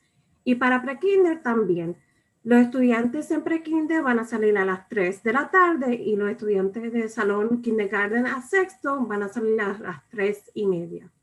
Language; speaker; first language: Spanish; early bilingual, other home language; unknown